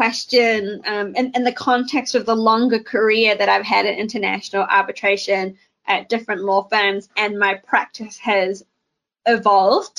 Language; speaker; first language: English; native; English